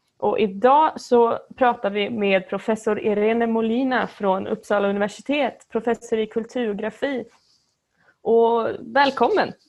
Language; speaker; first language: Swedish; native; Swedish